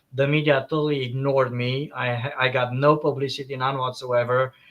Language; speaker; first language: English; non-native, fluent; Romanian